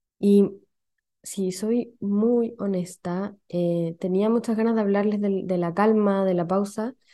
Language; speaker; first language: Spanish; native; Spanish